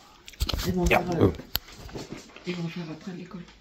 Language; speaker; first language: French; native; French